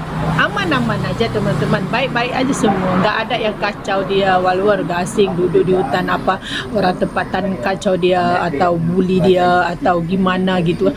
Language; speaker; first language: Indonesian; native; Indonesian